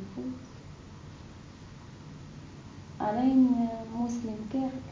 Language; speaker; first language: Dutch; non-native, learner; Arabic